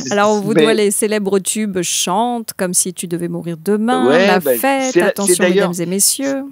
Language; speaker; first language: French; native; French